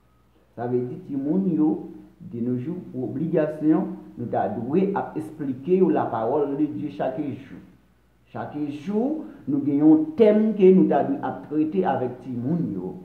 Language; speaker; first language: French; non-native, local second language; Haitian Creole